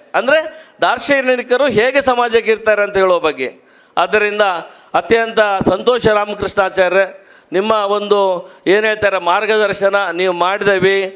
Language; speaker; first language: Kannada; non-native, local second language; Tulu